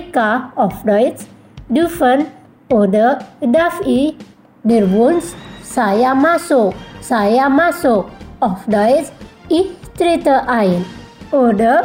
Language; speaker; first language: German; non-native, fluent; Indonesian